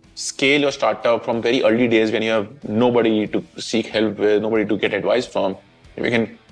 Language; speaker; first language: English; non-native, local second language; Hindi